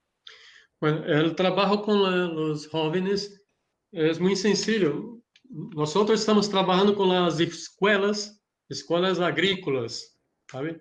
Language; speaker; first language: Spanish; non-native, learner; Portuguese